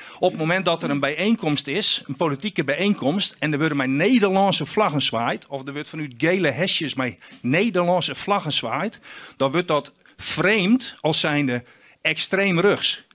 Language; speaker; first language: Dutch; non-native, local second language; Western Frisian